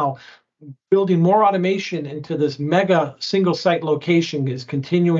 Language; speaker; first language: English; native; English